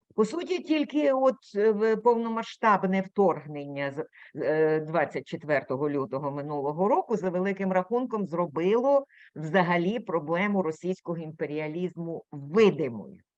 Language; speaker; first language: Ukrainian; native; Ukrainian